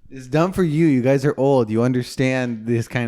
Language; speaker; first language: English; native; English